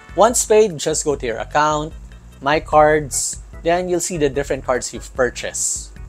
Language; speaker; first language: English; non-native, local second language; Filipino